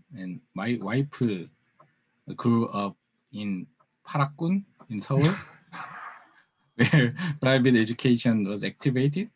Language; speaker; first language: English; non-native, learner; Korean